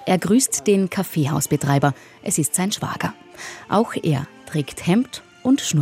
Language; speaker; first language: German; native; German